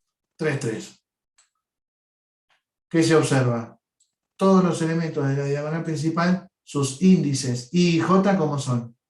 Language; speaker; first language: Spanish; native; Spanish